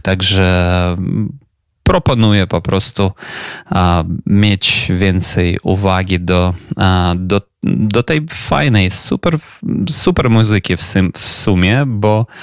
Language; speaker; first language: Polish; non-native, fluent; Ukrainian